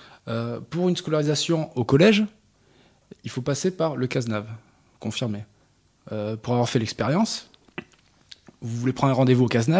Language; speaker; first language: French; native; French